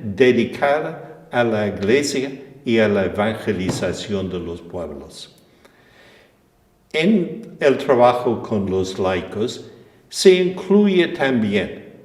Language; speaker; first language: Spanish; non-native, fluent; English